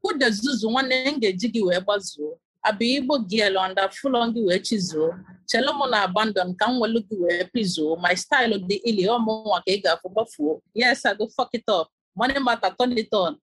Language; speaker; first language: English; non-native, local second language; Igbo